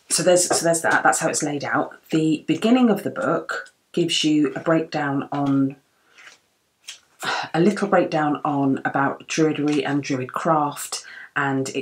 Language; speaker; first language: English; native; English